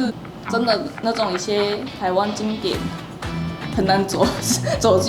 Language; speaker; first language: Chinese; non-native, fluent; Korean